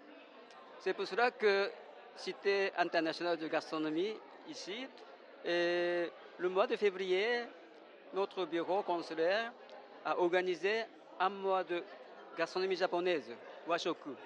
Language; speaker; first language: French; non-native, fluent; Japanese